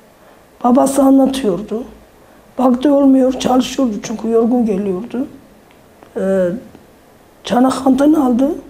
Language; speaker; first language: Turkish; non-native, fluent; Armenian